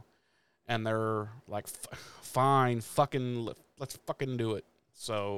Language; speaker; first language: English; native; English